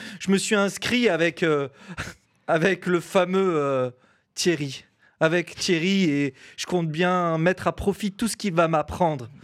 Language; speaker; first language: French; native; French